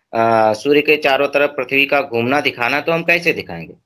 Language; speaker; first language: Hindi; native; Hindi